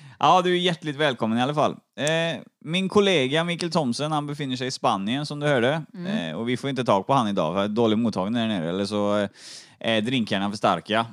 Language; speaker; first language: Swedish; native; Swedish